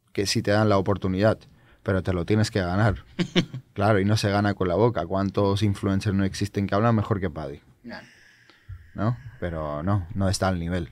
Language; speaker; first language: Spanish; non-native, fluent; Georgian